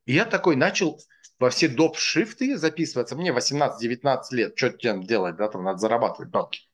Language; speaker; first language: Russian; non-native, local second language; Tajik